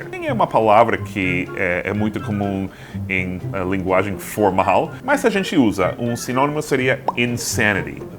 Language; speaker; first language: Portuguese; non-native, fluent; English